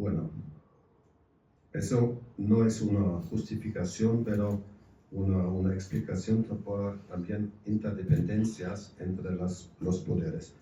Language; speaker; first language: Spanish; non-native, fluent; German